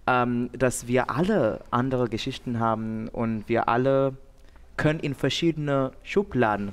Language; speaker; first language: German; non-native, fluent; Bangla